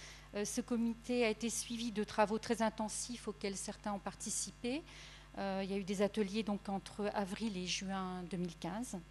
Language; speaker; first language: French; native; French